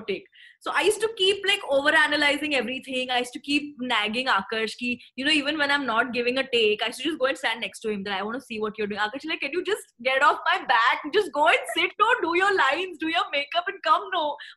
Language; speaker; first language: English; non-native, local second language; Marathi